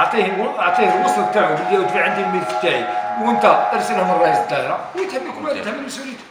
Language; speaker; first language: Arabic; native; Arabic